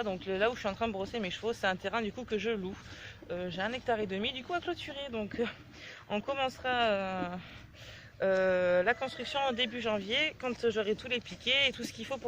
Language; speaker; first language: French; native; French